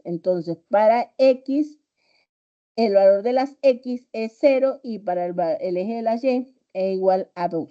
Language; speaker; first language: Spanish; native; Spanish